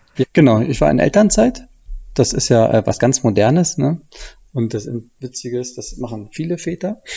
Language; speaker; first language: German; native; German